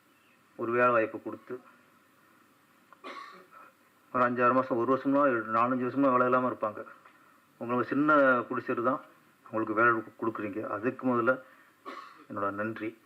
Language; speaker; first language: Tamil; native; Tamil